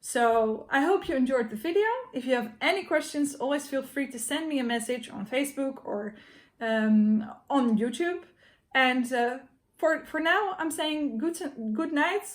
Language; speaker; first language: English; non-native, fluent; Dutch